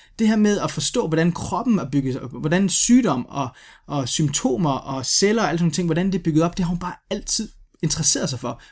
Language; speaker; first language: Danish; native; Danish